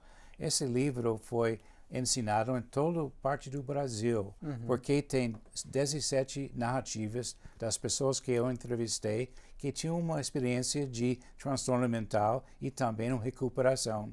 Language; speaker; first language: Portuguese; non-native, fluent; English